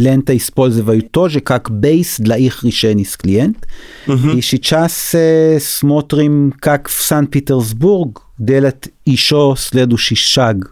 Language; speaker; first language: Russian; non-native, learner; Hebrew